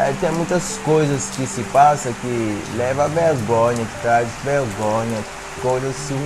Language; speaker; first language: Portuguese; non-native, fluent; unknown